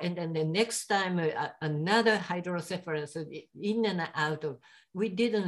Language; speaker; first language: English; non-native, fluent; Japanese